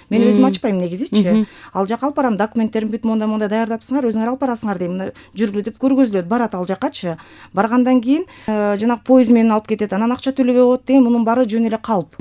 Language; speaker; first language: Kyrgyz; native; Kyrgyz